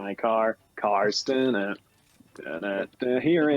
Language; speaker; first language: English; native; English